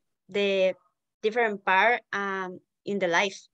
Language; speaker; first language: English; non-native, learner; Spanish